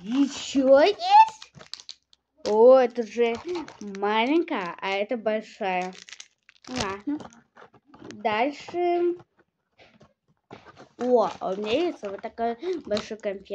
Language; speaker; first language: Russian; non-native, local second language; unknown